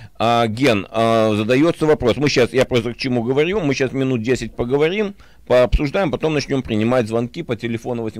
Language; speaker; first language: Russian; native; Russian